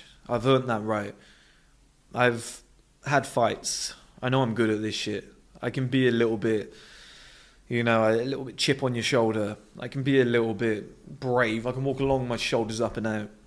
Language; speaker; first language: English; native; English